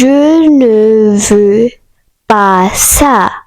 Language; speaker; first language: French; non-native, learner; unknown